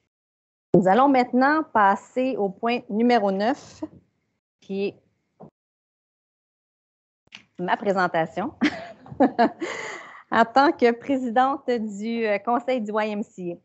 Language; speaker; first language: French; native; French